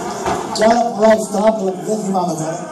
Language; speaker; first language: Greek; native; Greek